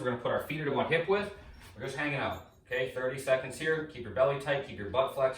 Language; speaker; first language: English; native; English